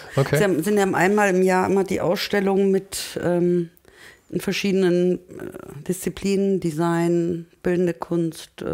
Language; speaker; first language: German; early bilingual, other home language; Turkish